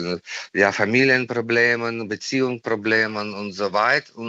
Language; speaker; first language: German; non-native, fluent; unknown